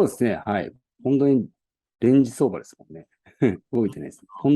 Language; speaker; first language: Japanese; native; Japanese